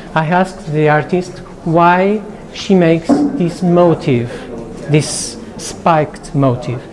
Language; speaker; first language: English; non-native, fluent; Portuguese